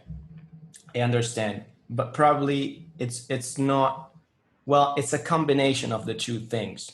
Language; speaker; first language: English; non-native, fluent; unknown